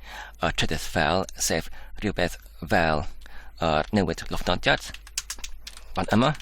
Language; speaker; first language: Welsh; non-native, learner; English